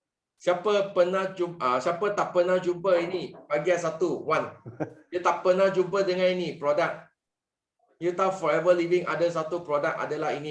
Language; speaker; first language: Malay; non-native, local second language; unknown